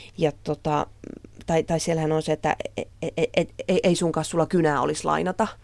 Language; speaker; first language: Finnish; native; Finnish